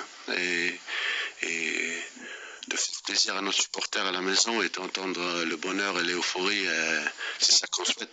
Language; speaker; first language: French; non-native, fluent; Danish